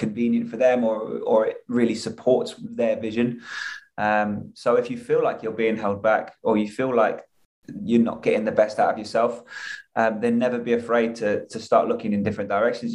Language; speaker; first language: English; native; English